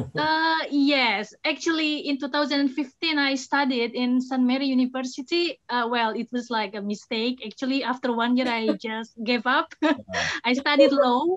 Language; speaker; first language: English; non-native, fluent; Indonesian